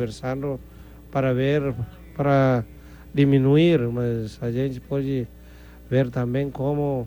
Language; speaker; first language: Portuguese; non-native, fluent; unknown